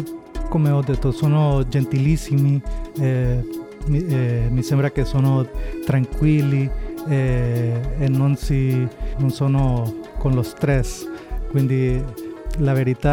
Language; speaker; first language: Italian; non-native, learner; Spanish